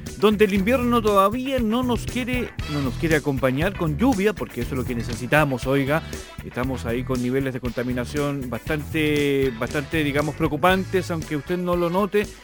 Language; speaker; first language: Spanish; native; Spanish